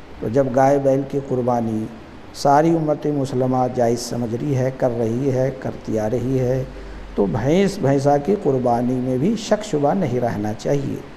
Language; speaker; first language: Urdu; native; Urdu